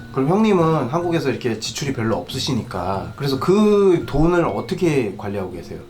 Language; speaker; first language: Korean; native; Korean